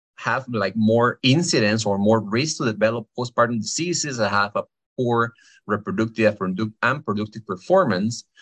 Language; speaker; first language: English; non-native, fluent; Spanish